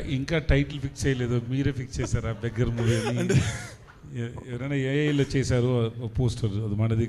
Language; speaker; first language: Telugu; non-native, learner; Tamil